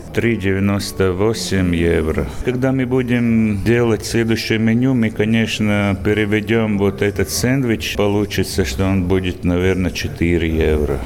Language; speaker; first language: Russian; native; Russian